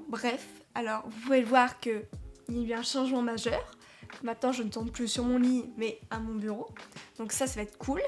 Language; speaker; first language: French; native; French